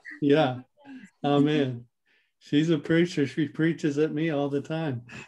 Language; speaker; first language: English; native; English